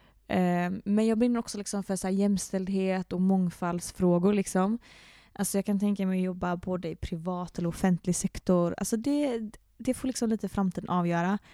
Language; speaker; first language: Swedish; native; Swedish